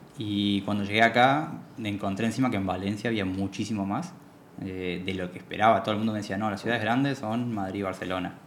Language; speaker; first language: Spanish; native; Spanish